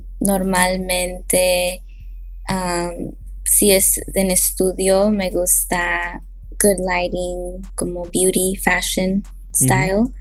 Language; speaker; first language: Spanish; early bilingual, heritage; Spanish